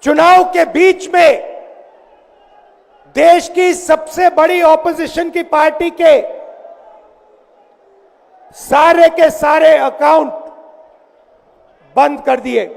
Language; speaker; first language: Hindi; native; Hindi